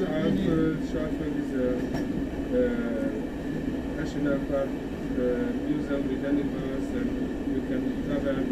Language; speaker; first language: English; non-native, learner; Hungarian